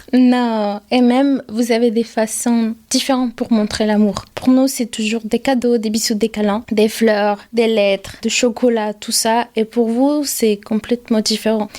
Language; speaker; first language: French; non-native, fluent; Spanish